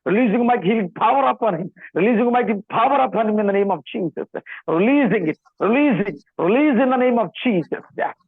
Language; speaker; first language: English; non-native, local second language; Telugu